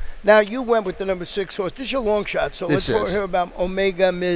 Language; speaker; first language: English; native; English